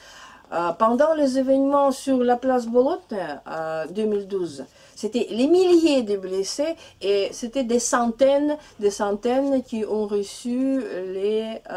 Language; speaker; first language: French; non-native, learner; Russian